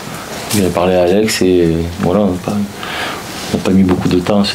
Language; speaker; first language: French; native; French